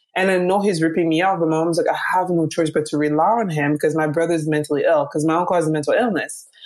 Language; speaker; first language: English; early bilingual, other home language; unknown